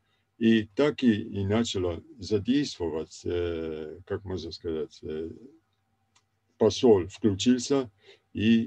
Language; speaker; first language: Russian; non-native, fluent; Italian